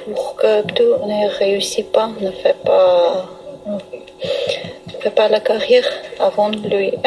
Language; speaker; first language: French; non-native, learner; Armenian